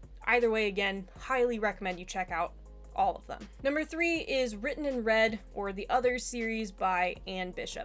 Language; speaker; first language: English; native; English